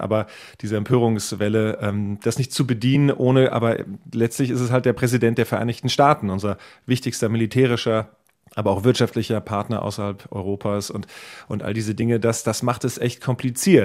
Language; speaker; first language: German; native; German